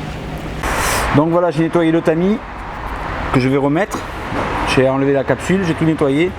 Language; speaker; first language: French; native; French